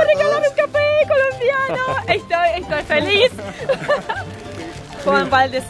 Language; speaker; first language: Spanish; non-native, learner; Tatar